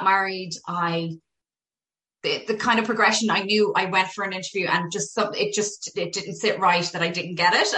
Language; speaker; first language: English; native; English